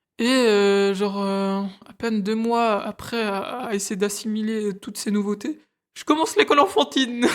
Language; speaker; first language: French; early bilingual, other home language; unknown